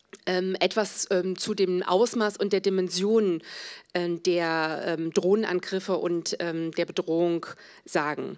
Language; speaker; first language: German; native; German